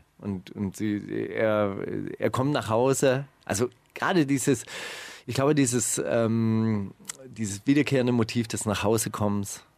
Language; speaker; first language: German; native; German